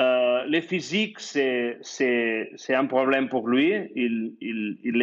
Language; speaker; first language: French; non-native, fluent; Spanish